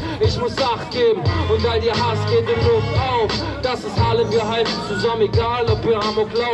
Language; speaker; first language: German; native; German